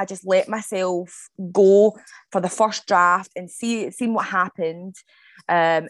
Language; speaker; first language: English; native; English